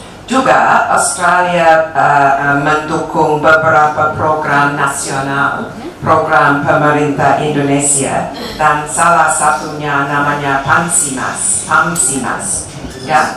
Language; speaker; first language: Indonesian; non-native, fluent; English